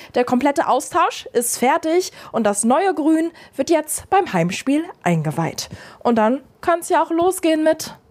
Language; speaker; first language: German; native; German